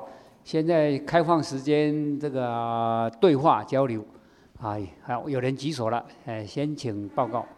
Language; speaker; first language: Chinese; native; Chinese